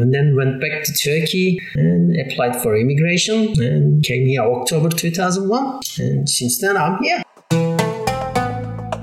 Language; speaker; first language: English; non-native, fluent; Turkish